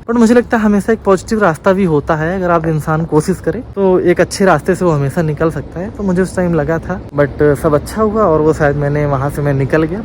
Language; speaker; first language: Hindi; native; Hindi